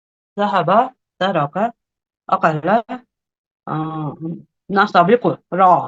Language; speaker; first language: Arabic; non-native, learner; Urdu